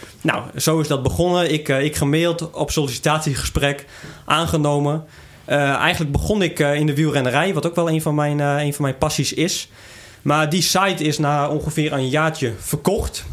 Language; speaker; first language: Dutch; native; Dutch